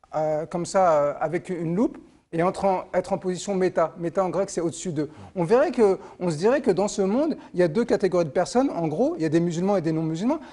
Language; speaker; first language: French; native; French